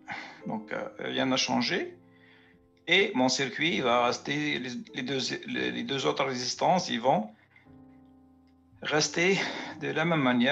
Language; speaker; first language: French; native; French